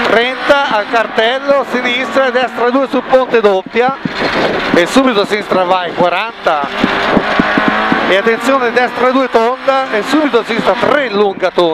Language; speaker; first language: Italian; native; Italian